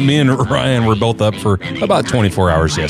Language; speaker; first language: English; native; English